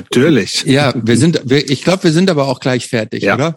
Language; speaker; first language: German; native; German